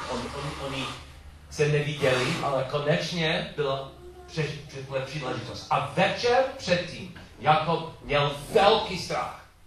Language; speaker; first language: Czech; non-native, learner; English